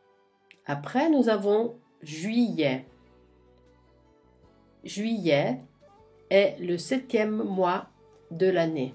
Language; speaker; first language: French; non-native, fluent; Italian